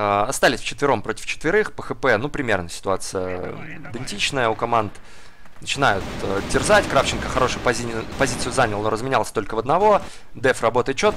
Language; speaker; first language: Russian; native; Russian